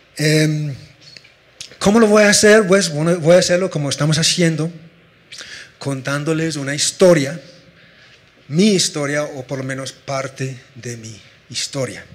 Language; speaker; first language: Spanish; non-native, fluent; English